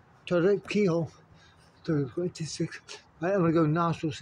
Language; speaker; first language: English; native; English